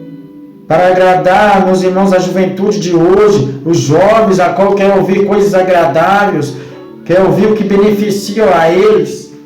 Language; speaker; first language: Portuguese; native; Portuguese